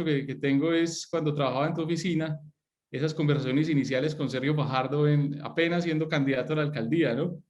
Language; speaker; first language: Spanish; native; Spanish